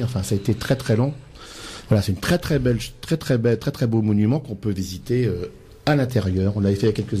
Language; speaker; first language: French; native; French